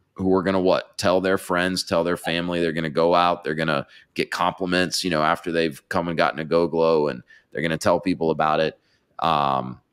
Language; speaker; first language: English; native; English